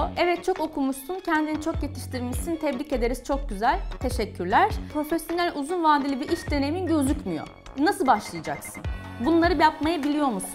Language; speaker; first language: Turkish; native; Turkish